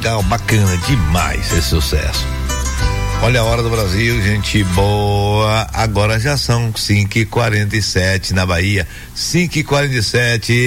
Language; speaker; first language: Portuguese; native; Portuguese